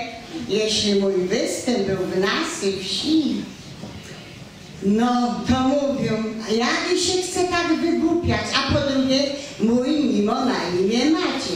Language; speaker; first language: Polish; native; Polish